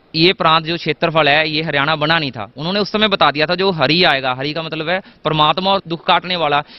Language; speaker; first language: Hindi; native; Hindi